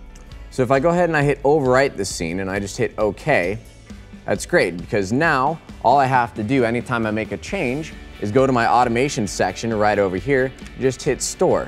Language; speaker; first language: English; native; English